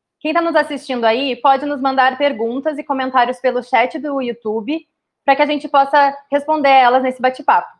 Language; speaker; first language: Portuguese; native; Portuguese